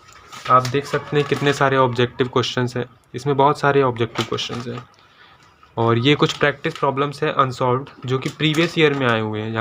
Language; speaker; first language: Hindi; native; Hindi